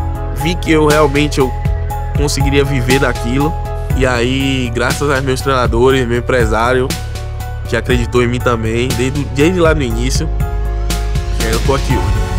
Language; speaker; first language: Portuguese; native; Portuguese